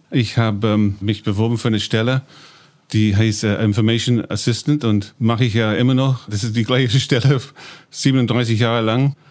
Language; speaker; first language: German; non-native, fluent; English